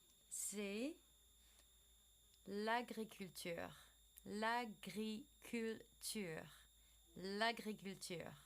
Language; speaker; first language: French; non-native, fluent; English